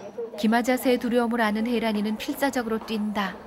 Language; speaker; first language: Korean; native; Korean